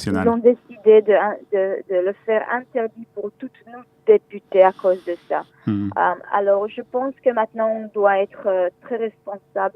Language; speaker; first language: French; non-native, fluent; Hebrew